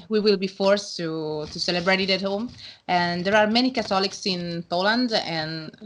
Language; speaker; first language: English; non-native, learner; Italian